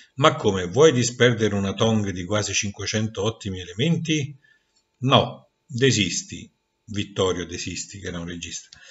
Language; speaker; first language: Italian; native; Italian